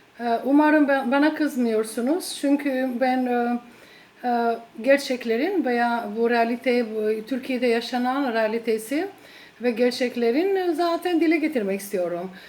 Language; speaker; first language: Turkish; non-native, fluent; Albanian